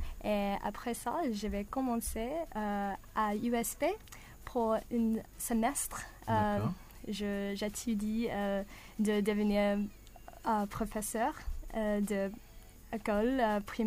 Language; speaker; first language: French; non-native, learner; English